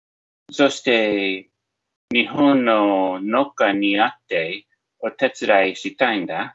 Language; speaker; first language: Japanese; non-native, learner; English